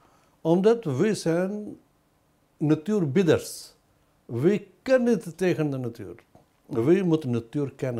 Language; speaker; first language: Dutch; non-native, fluent; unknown